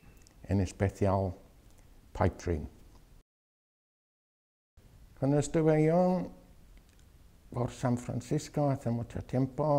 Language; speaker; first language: Spanish; non-native, fluent; English